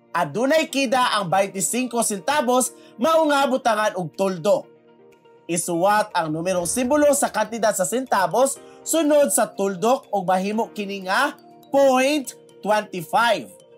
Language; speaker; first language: Cebuano; native; Cebuano